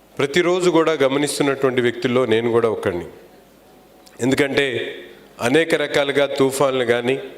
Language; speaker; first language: Telugu; non-native, local second language; Urdu